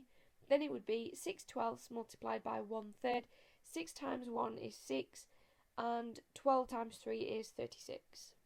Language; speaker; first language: English; native; English